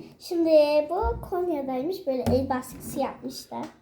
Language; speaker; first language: Turkish; native; Turkish